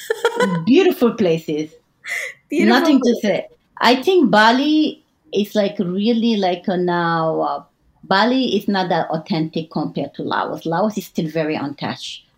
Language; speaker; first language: English; non-native, fluent; French